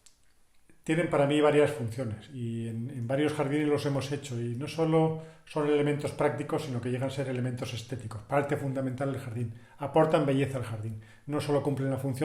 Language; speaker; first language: Spanish; native; Spanish